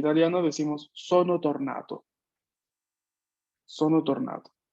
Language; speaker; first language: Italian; non-native, fluent; Spanish